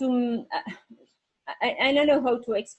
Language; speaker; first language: English; non-native, learner; French